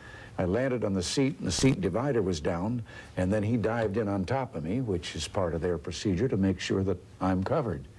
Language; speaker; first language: English; native; English